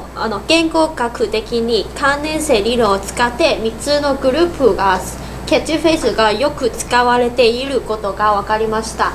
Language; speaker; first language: Japanese; non-native, learner; Cantonese